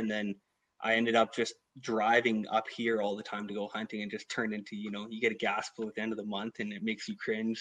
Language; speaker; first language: English; native; English